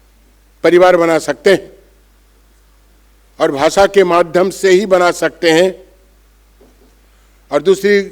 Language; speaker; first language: Hindi; non-native, local second language; Bangla